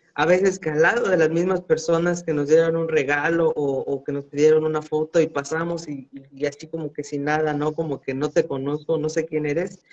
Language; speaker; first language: Spanish; native; Spanish